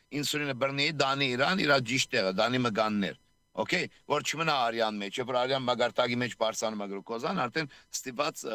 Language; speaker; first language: Armenian; native; Armenian